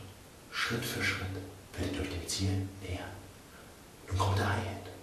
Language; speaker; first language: German; native; German